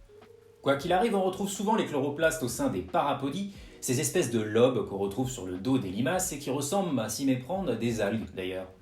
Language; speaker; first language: French; native; French